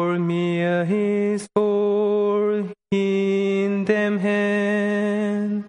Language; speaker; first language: German; non-native, learner; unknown